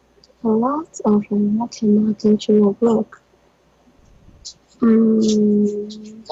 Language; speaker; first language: English; non-native, learner; Chinese